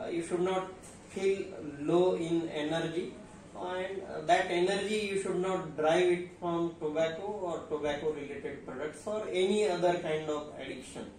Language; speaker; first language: English; non-native, local second language; Marathi